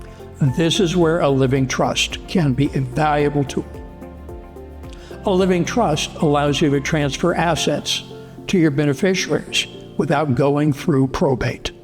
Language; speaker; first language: English; native; English